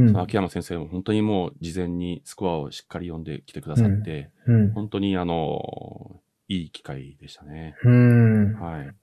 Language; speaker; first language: Japanese; native; Japanese